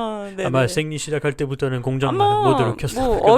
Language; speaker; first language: Korean; non-native, learner; French